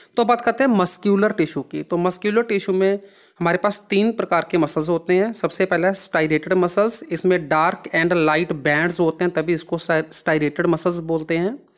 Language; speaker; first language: Hindi; non-native, local second language; Punjabi